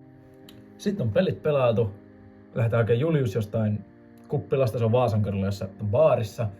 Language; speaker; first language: Finnish; native; Finnish